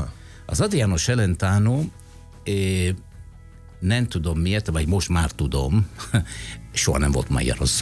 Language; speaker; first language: Hungarian; non-native, fluent; Italian